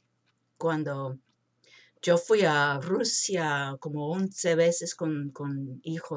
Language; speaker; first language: Spanish; non-native, fluent; English